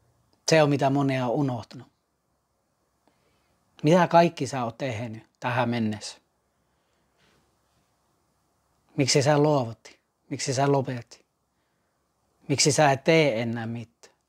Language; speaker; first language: Finnish; non-native, fluent; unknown